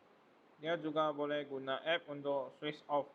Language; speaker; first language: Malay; non-native, local second language; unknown